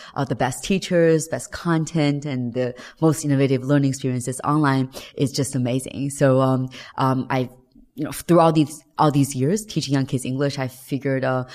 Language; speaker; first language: English; non-native, fluent; Chinese